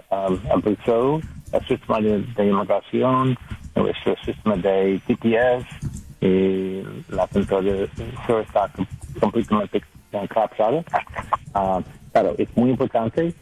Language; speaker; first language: Spanish; non-native, learner; English